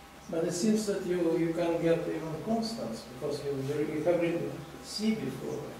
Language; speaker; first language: English; non-native, fluent; Russian